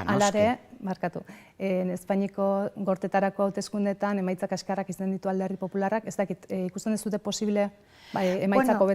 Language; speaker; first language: Basque; native; Basque